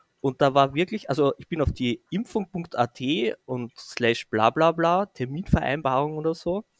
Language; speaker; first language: German; native; German